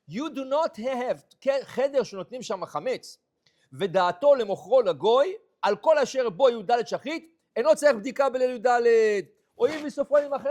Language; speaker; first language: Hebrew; non-native, fluent; English